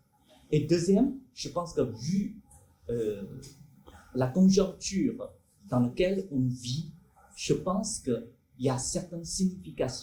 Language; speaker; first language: French; non-native, fluent; Chinese